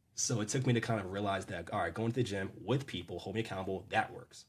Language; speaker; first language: English; native; English